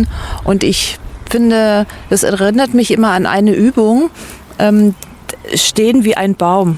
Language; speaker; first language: German; native; German